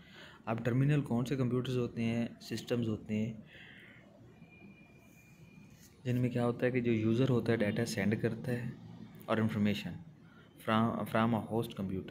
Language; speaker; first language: Hindi; non-native, local second language; Punjabi